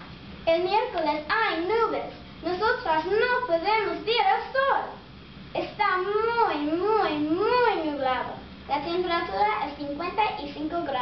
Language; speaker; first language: Spanish; non-native, learner; English